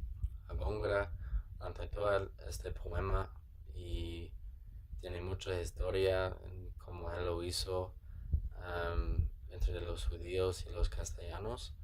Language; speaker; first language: Spanish; non-native, learner; English